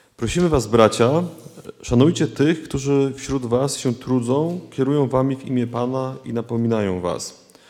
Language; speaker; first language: Polish; native; Polish